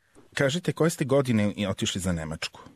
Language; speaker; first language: Croatian; native; Croatian